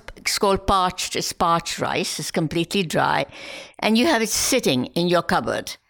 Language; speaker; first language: English; non-native, local second language; Hindi